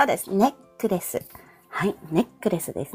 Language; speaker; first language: Japanese; non-native, fluent; Filipino